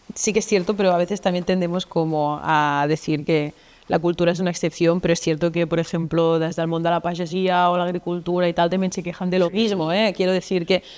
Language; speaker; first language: Spanish; non-native, local second language; Catalan